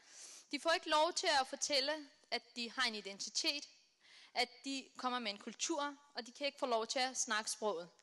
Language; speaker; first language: Danish; early bilingual, other home language; Kurdish